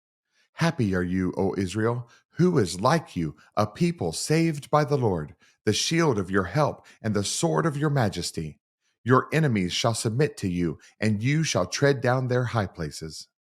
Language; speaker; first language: English; native; English